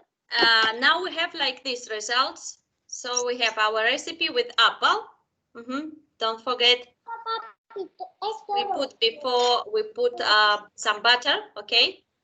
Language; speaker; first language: English; non-native, fluent; Spanish